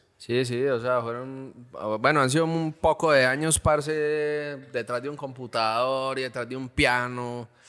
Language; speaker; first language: Spanish; native; Spanish